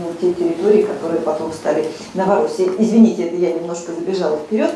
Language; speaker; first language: Russian; native; Russian